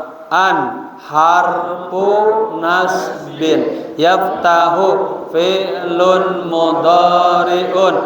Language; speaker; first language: Arabic; non-native, fluent; Indonesian